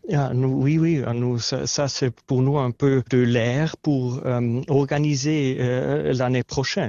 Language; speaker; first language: French; non-native, local second language; German